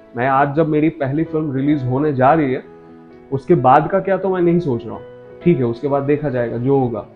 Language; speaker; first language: Hindi; non-native, local second language; Bangla